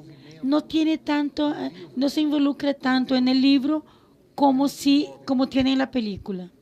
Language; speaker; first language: Spanish; non-native, fluent; Portuguese